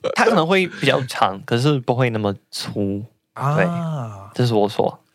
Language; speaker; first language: Chinese; non-native, fluent; Russian